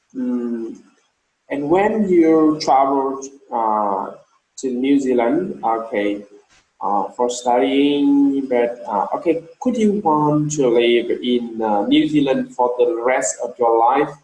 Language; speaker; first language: English; non-native, learner; Vietnamese